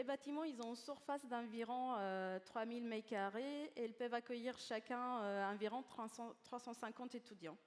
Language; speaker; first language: French; native; French